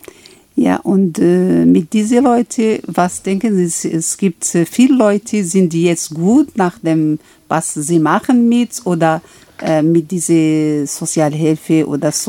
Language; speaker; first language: German; non-native, learner; Arabic